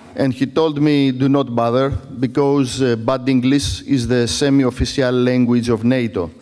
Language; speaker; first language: English; non-native, fluent; Greek